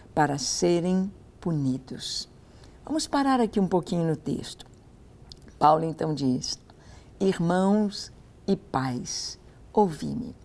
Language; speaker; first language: Portuguese; native; Portuguese